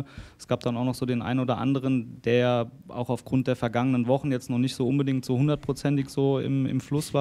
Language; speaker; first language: German; native; German